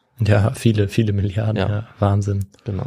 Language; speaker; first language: German; native; German